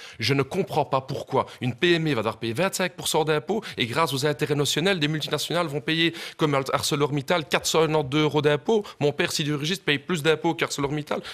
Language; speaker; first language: French; native; French